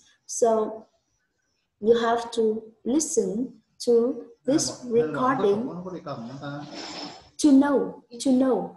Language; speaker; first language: English; non-native, learner; Vietnamese